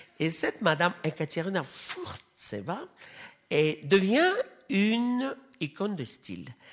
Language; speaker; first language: French; non-native, fluent; Russian